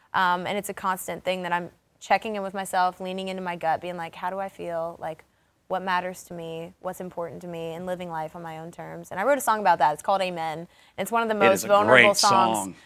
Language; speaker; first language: English; native; English